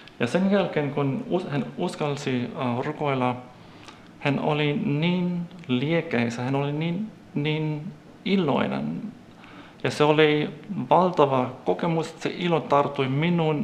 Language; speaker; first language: Finnish; non-native, fluent; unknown